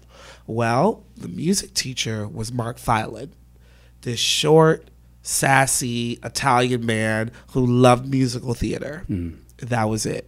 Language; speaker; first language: English; native; English